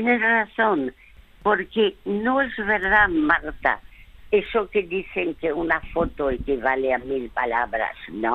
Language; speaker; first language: Spanish; early bilingual, other home language; French